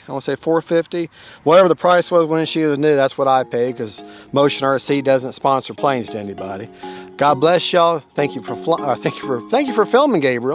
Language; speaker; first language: English; native; English